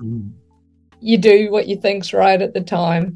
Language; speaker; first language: English; native; English